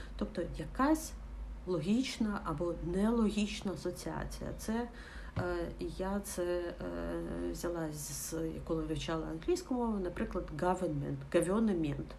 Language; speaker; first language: Ukrainian; non-native, local second language; Russian